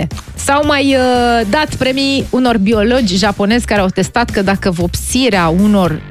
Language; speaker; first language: Romanian; native; Romanian